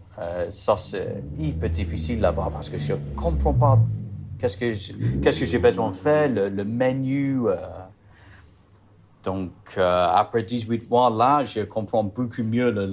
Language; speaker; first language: French; non-native, learner; English